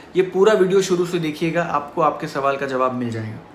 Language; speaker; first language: Hindi; non-native, local second language; Marathi